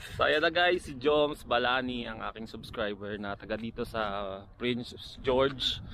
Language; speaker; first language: Filipino; non-native, local second language; Hiligaynon